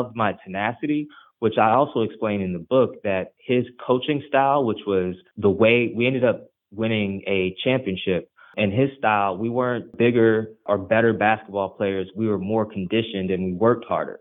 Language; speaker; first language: English; early bilingual, other home language; Haitian Creole